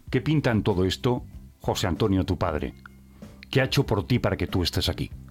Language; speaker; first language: Spanish; native; Spanish